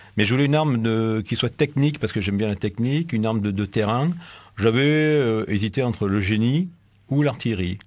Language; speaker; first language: French; native; French